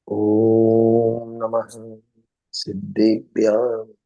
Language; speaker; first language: Hindi; non-native, local second language; Gujarati